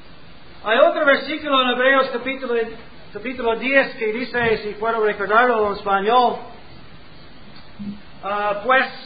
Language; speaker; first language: Spanish; non-native, learner; English